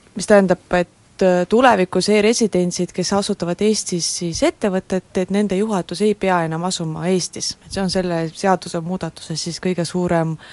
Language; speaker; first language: Estonian; non-native, local second language; Russian